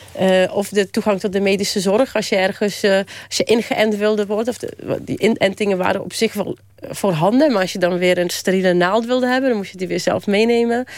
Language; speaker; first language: Dutch; early bilingual, other home language; Polish